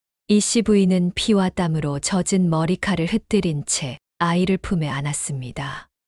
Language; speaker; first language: Korean; native; Korean